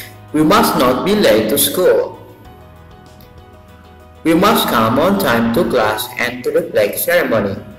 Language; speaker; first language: English; non-native, fluent; Indonesian